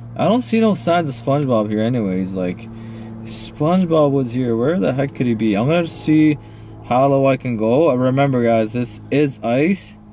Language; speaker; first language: English; native; English